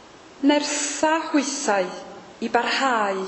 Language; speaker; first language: Welsh; native; Welsh